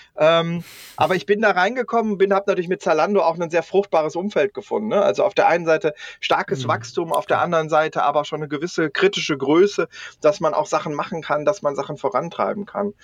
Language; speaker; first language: German; native; German